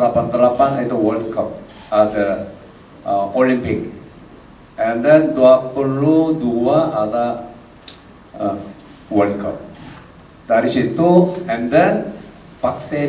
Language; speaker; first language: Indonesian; non-native, fluent; Korean